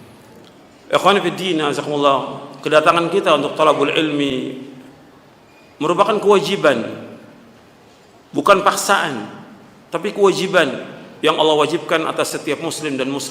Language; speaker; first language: Indonesian; native; Indonesian